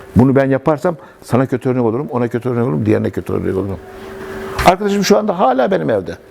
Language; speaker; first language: Turkish; native; Turkish